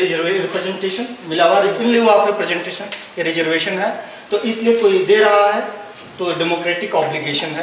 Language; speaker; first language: Hindi; native; Hindi